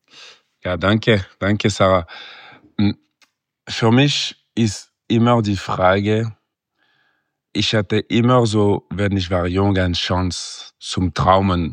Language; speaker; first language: German; non-native, local second language; French